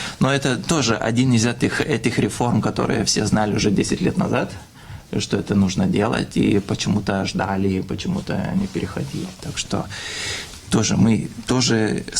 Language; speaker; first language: Russian; non-native, fluent; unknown